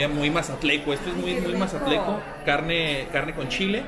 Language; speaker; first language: Spanish; native; Spanish